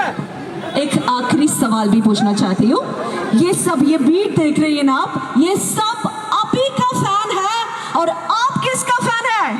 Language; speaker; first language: Hindi; non-native, local second language; Malayalam